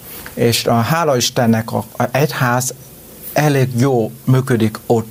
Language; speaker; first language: Hungarian; non-native, learner; Vietnamese